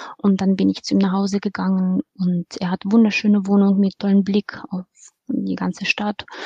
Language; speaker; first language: German; non-native, fluent; Russian